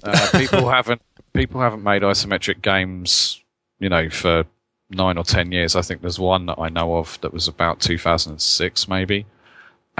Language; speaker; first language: English; native; English